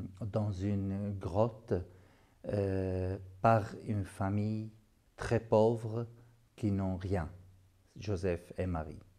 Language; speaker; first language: French; non-native, local second language; Arabic